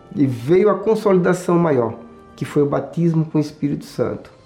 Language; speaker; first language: Portuguese; native; Portuguese